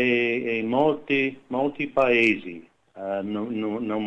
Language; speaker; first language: Italian; non-native, learner; English